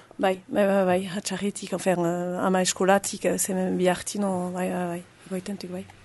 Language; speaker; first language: Basque; native; Basque